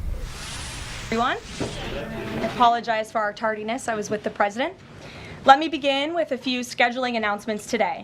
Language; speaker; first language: English; native; English